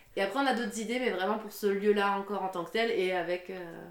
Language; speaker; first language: French; native; French